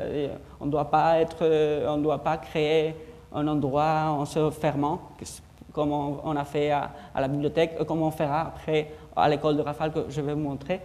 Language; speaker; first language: French; non-native, fluent; Spanish